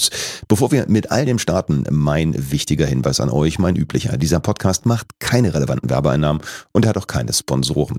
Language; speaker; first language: German; native; German